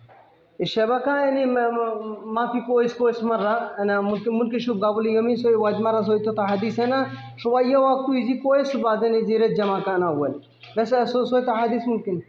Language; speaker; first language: Arabic; non-native, learner; Bangla